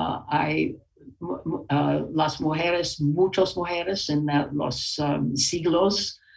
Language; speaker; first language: Spanish; non-native, learner; English